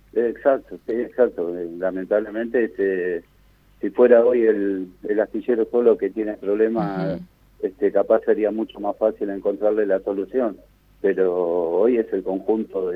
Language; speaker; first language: Spanish; native; Spanish